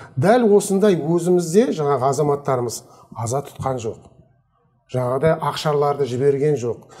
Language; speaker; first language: Kazakh; native; Kazakh